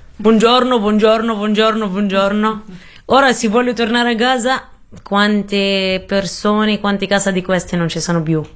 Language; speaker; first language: Italian; non-native, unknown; Arabic